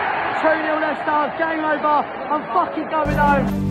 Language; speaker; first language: English; native; English